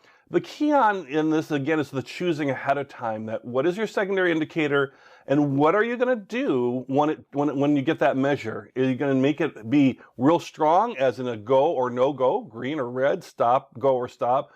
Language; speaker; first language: English; native; English